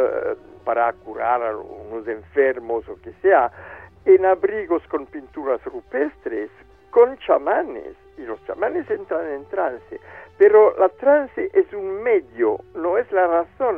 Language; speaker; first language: Spanish; non-native, fluent; French